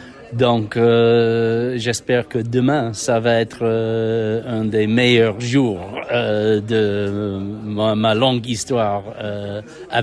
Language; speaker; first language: French; non-native, fluent; English